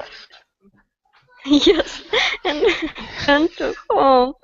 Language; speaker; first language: English; non-native, learner; Russian